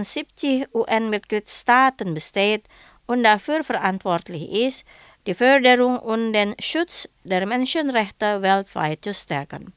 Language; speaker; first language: German; non-native, fluent; Indonesian